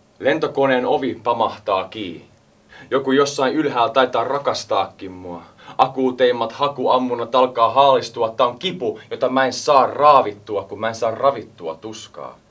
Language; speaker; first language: Finnish; early bilingual, heritage; Finnish